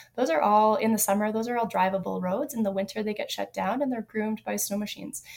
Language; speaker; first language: English; native; English